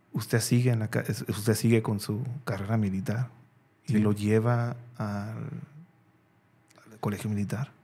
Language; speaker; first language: Spanish; native; Spanish